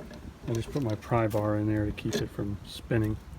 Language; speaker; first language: English; native; English